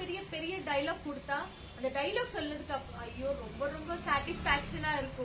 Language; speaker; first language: Tamil; non-native, learner; Telugu